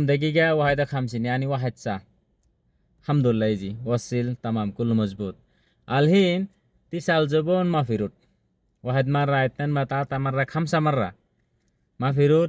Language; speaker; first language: Arabic; non-native, learner; Bangla